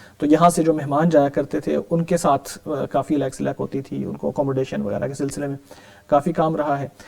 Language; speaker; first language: Urdu; early bilingual, heritage; Urdu